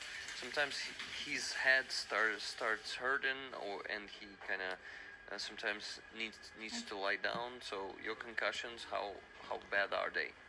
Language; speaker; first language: English; non-native, fluent; Ukrainian